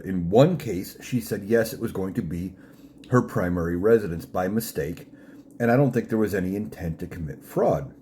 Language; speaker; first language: English; native; English